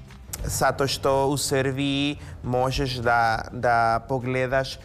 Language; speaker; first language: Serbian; non-native, learner; Spanish